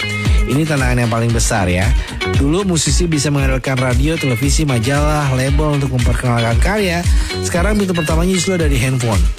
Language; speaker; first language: Indonesian; native; Indonesian